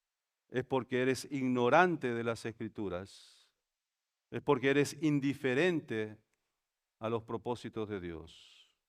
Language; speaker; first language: Spanish; native; Spanish